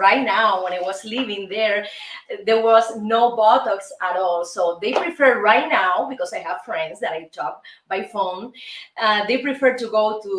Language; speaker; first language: English; non-native, fluent; Spanish